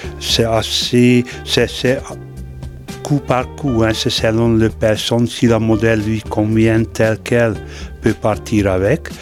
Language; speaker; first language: French; non-native, fluent; Hungarian